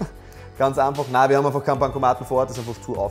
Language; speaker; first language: German; native; German